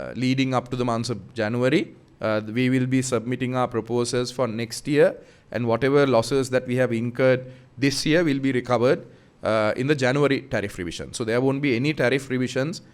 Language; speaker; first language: English; non-native, local second language; Sinhala